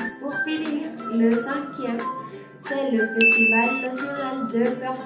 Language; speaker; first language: French; non-native, learner; Spanish